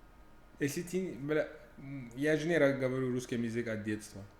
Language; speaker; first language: Russian; non-native, learner; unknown